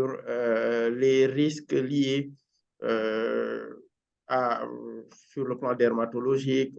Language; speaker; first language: French; non-native, local second language; Wolof